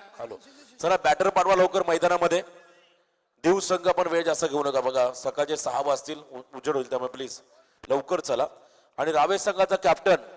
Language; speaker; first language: Marathi; native; Marathi